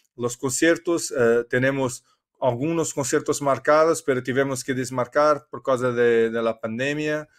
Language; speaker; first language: Spanish; non-native, learner; Portuguese